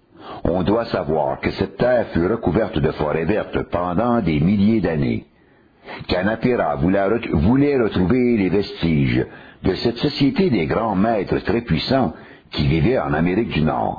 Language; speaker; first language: French; native; French